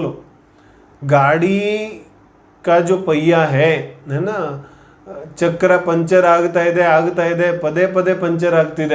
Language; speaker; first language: Kannada; non-native, local second language; Hindi